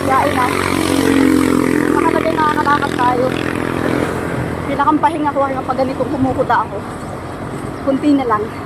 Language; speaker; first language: Filipino; native; Filipino